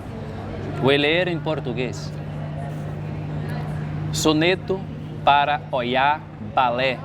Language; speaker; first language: Spanish; non-native, fluent; Portuguese